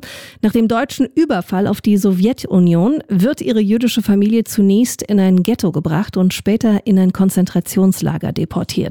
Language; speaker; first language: German; native; German